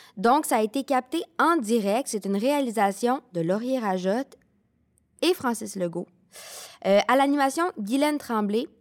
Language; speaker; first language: French; native; French